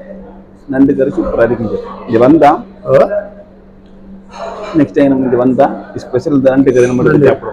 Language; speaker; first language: Tamil; native; Tamil